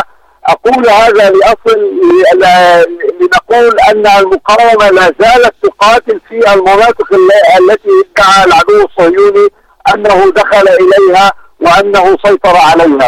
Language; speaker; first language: Arabic; native; Arabic